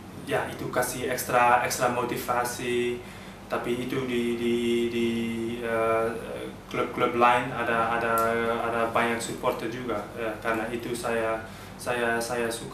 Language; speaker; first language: Indonesian; early bilingual, heritage; Dutch